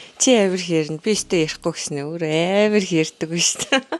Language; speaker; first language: Mongolian; native; Mongolian